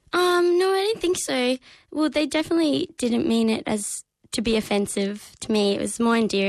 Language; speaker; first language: English; native; English